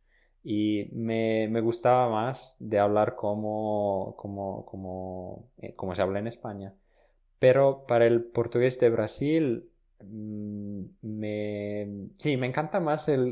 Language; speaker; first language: Spanish; non-native, fluent; Romanian